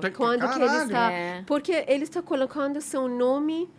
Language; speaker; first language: Portuguese; non-native, fluent; Persian